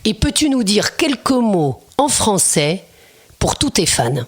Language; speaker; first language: French; native; French